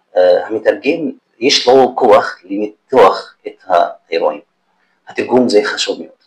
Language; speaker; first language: Hebrew; non-native, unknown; Arabic